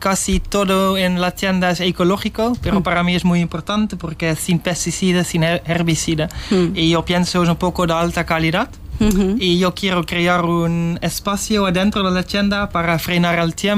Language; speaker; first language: Spanish; non-native, learner; Dutch